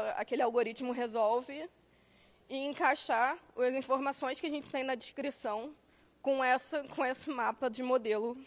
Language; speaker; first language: Portuguese; native; Portuguese